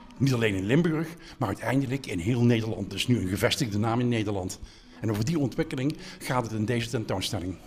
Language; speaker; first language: Dutch; native; Dutch